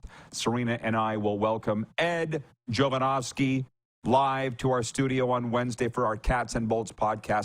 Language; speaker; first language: English; native; English